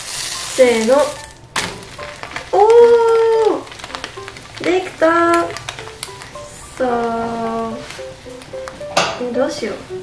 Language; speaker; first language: Japanese; non-native, learner; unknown